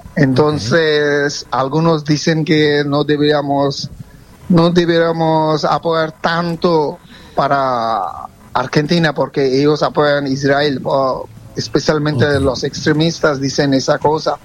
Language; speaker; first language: Spanish; non-native, fluent; Bangla